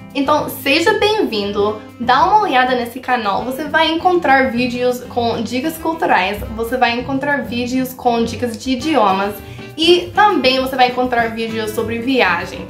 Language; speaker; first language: Portuguese; non-native, fluent; English